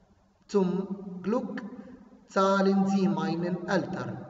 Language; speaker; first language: German; non-native, fluent; Arabic